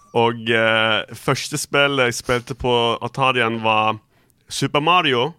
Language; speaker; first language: Norwegian; early bilingual, other home language; Turkish